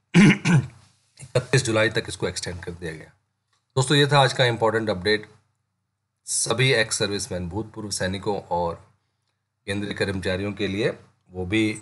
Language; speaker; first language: Hindi; native; Hindi